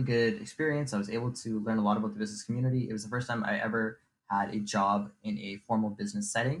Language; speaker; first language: English; native; English